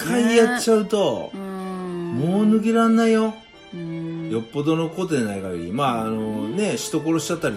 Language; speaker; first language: Japanese; native; Japanese